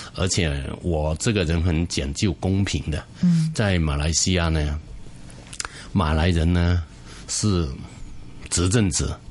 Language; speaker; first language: Chinese; non-native, fluent; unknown